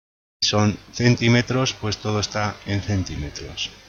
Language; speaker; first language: Spanish; native; Spanish